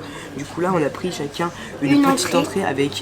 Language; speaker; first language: French; native; French